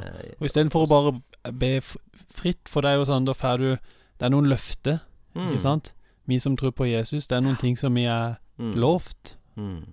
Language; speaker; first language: Norwegian; native; Norwegian